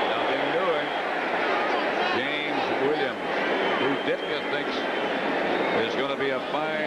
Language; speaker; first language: English; native; English